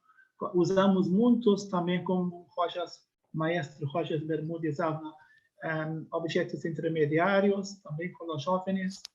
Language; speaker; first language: Spanish; non-native, learner; Portuguese